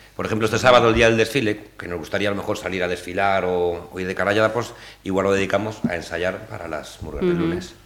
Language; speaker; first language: Spanish; native; Spanish